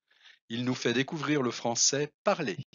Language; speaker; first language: French; non-native, fluent; Spanish